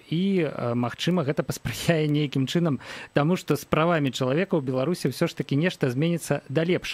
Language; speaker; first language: Belarusian; native; Belarusian